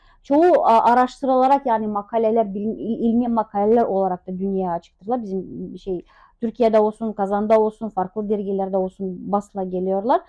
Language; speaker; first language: Turkish; non-native, fluent; Tatar